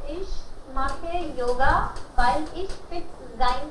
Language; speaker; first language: German; non-native, learner; Hindi